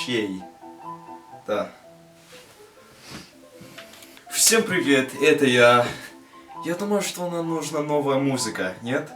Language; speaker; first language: Russian; non-native, learner; English